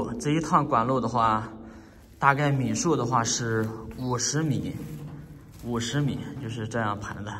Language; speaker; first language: Chinese; native; Chinese